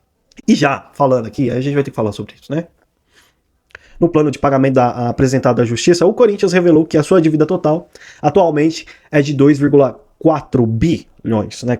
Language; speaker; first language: Portuguese; native; Portuguese